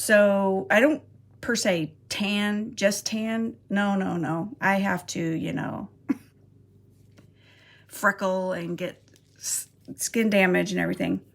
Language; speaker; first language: English; native; English